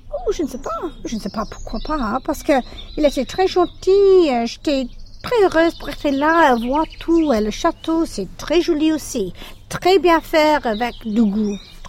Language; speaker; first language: French; non-native, learner; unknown